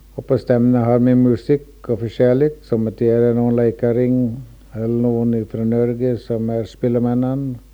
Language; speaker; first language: Norwegian; early bilingual, heritage; Norwegian